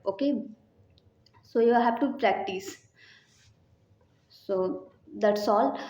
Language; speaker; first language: English; non-native, learner; Hindi